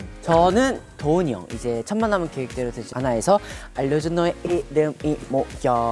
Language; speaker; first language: Korean; native; Korean